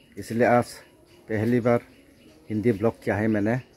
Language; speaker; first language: Hindi; non-native, local second language; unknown